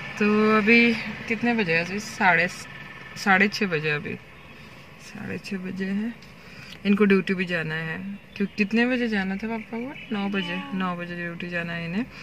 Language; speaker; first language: Hindi; native; Hindi